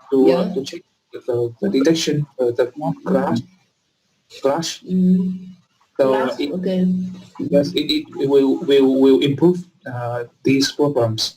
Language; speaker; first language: English; non-native, learner; Vietnamese